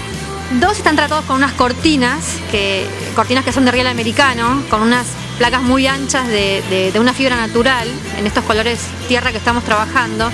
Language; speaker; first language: Spanish; native; Spanish